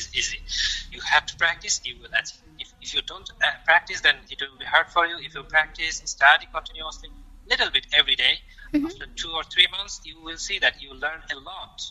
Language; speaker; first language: English; non-native, local second language; Bangla